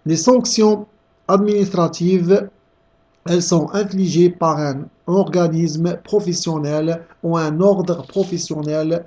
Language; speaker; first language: French; non-native, local second language; Arabic